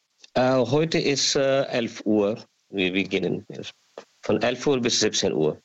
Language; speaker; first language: German; non-native, learner; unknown